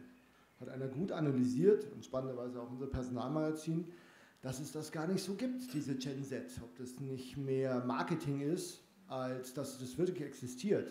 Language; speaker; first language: German; native; German